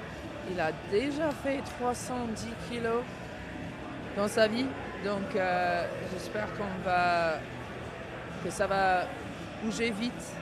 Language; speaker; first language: French; non-native, learner; English